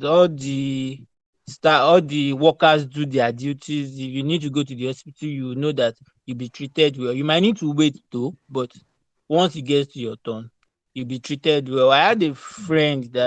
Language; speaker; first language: English; non-native, local second language; Yoruba